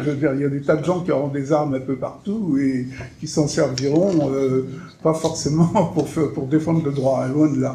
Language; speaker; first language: French; native; French